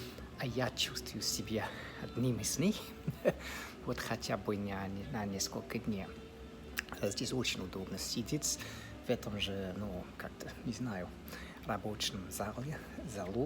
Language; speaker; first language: Russian; non-native, fluent; English